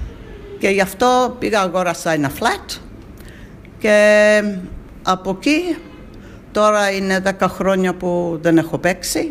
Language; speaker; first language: Greek; early bilingual, heritage; Greek